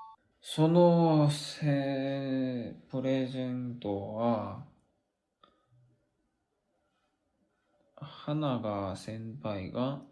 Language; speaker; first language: Japanese; non-native, learner; Korean